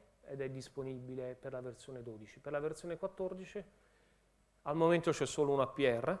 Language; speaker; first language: Italian; native; Italian